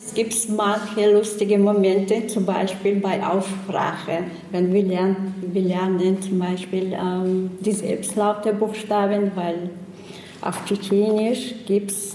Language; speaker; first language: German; non-native, learner; Chechen